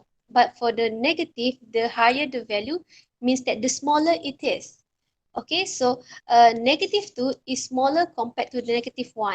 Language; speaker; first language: English; non-native, local second language; Malay